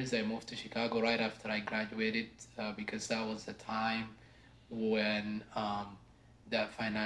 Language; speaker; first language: English; non-native, fluent; Arabic